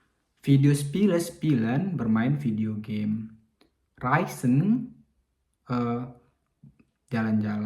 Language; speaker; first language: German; non-native, learner; Indonesian